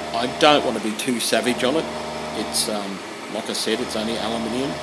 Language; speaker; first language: English; native; English